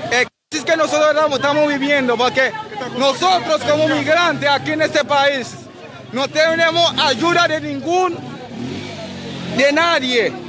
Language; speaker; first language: Spanish; non-native, learner; Haitian Creole